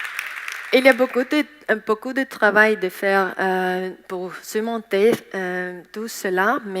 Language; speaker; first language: French; non-native, learner; Estonian